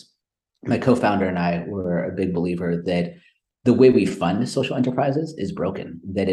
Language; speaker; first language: English; native; English